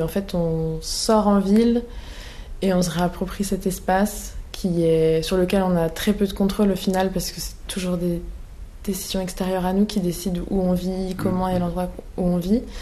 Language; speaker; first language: French; native; French